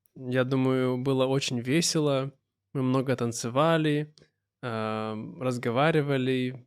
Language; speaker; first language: Russian; native; Russian